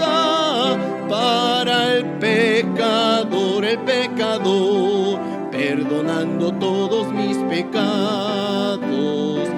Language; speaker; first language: Spanish; native; Spanish